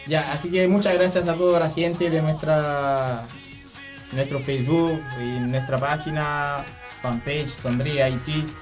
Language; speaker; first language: Spanish; non-native, learner; Haitian Creole